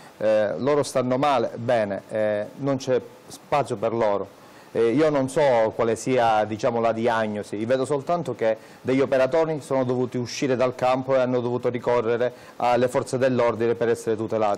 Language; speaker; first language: Italian; native; Italian